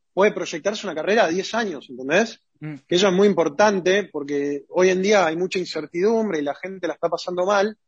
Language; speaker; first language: Spanish; native; Spanish